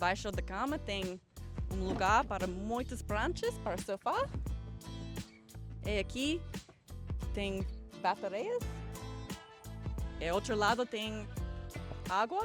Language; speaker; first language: Portuguese; non-native, learner; English